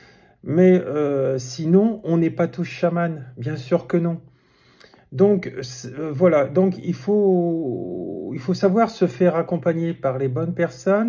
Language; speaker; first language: French; native; French